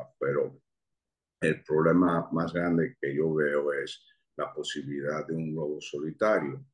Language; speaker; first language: Spanish; early bilingual, heritage; Spanish